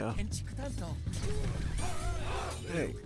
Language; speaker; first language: English; native; English